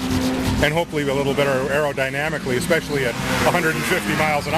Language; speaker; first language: English; native; English